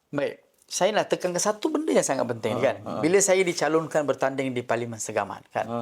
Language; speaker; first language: Malay; non-native, local second language; Tamil